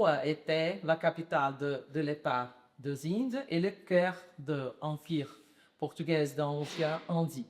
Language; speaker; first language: French; non-native, learner; Portuguese